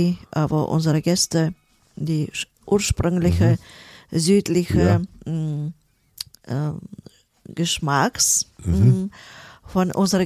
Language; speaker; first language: German; non-native, fluent; Bulgarian